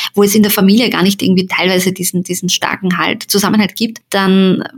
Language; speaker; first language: German; early bilingual, other home language; Bosnian